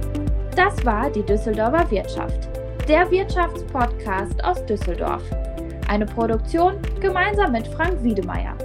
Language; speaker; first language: German; native; German